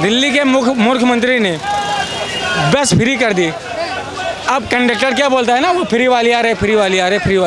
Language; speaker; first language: Hindi; native; Hindi